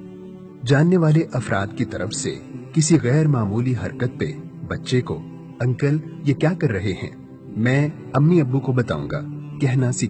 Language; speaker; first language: Urdu; native; Urdu